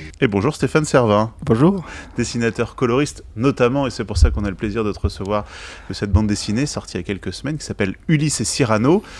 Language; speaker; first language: French; native; French